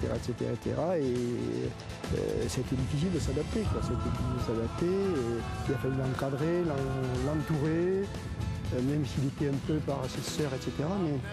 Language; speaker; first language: French; native; French